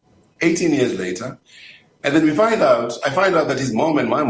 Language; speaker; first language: English; non-native, local second language; Zulu